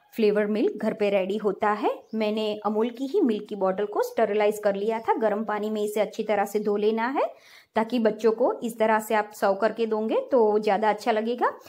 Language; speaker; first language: Hindi; non-native, local second language; Gujarati